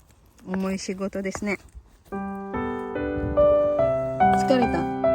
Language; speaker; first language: Japanese; non-native, fluent; Filipino